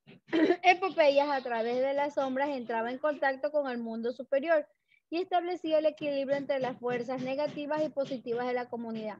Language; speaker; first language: Spanish; native; Spanish